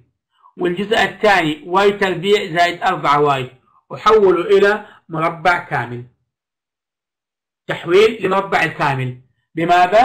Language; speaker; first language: Arabic; native; Arabic